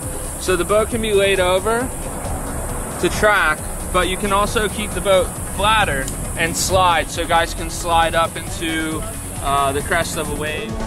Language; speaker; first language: English; native; English